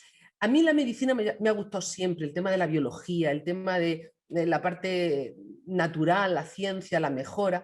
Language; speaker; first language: Spanish; native; Spanish